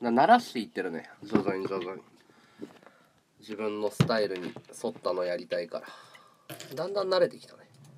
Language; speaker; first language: Japanese; native; Japanese